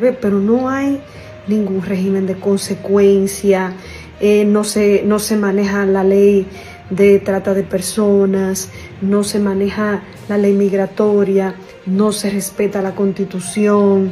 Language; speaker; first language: Spanish; native; Spanish